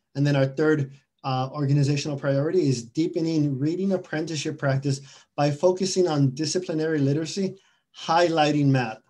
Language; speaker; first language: English; early bilingual, other home language; Spanish